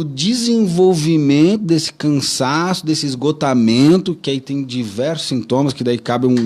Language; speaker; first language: Portuguese; native; Portuguese